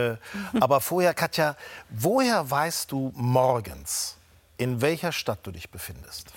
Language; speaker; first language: German; native; German